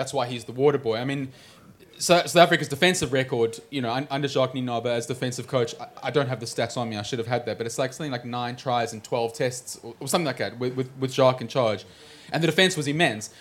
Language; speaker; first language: English; native; English